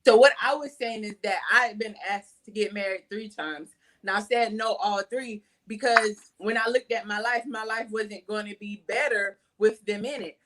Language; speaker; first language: English; native; English